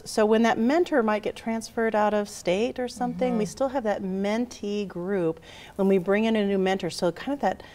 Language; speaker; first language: English; native; English